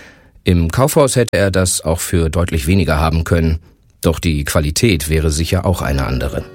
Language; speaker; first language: German; native; German